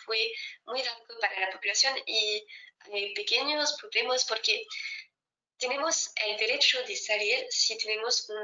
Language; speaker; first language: Spanish; non-native, fluent; French